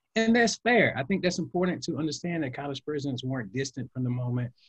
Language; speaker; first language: English; native; English